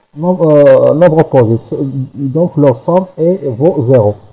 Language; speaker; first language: French; non-native, local second language; Arabic